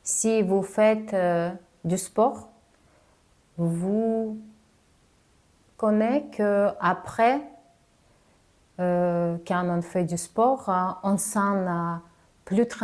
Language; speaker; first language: French; non-native, fluent; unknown